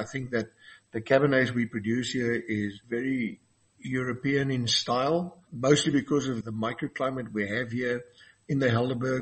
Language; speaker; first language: English; non-native, local second language; Afrikaans